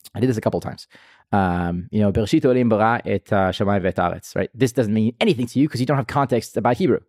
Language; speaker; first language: English; non-native, fluent; Hebrew